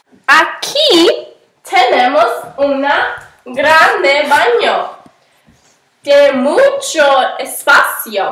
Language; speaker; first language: Spanish; non-native, learner; English